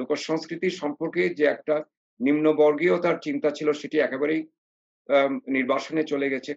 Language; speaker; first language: Bangla; non-native, local second language; Sylheti